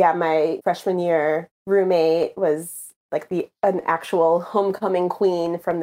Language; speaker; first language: English; native; English